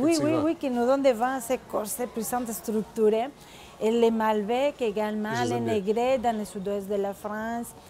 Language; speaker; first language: French; non-native, fluent; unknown